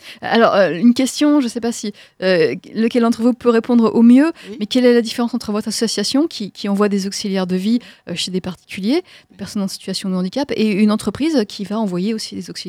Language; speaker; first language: French; native; French